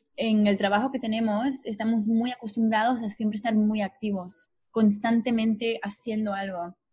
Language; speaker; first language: Spanish; native; Spanish